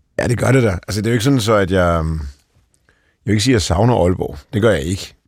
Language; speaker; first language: Danish; early bilingual, other home language; Polish